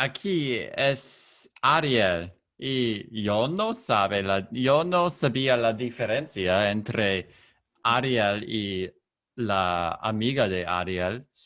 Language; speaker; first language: Spanish; non-native, learner; English